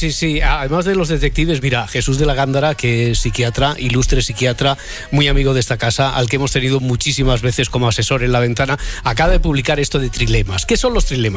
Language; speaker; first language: Spanish; native; Spanish